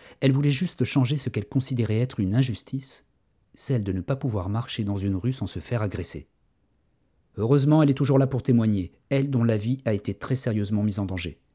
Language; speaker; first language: French; native; French